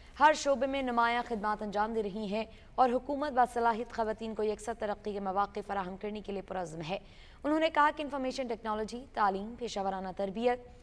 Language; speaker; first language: Urdu; native; Urdu